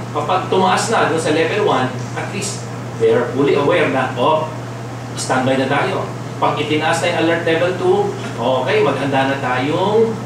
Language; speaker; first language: Filipino; native; Filipino